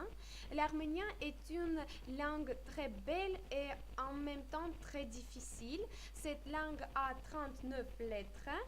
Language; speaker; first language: French; non-native, fluent; Armenian